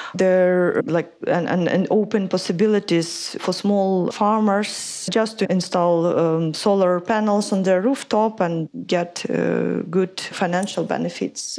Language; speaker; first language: English; non-native, fluent; Ukrainian